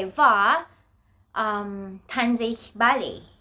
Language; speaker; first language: German; non-native, learner; Filipino